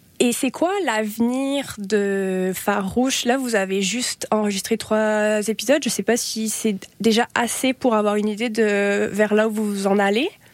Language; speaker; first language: French; native; French